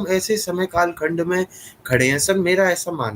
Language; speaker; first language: Hindi; native; Hindi